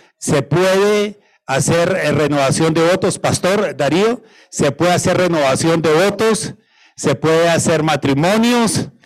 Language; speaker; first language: Spanish; native; Spanish